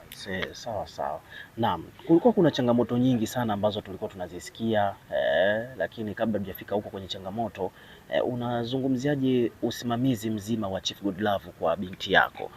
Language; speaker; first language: Swahili; native; Swahili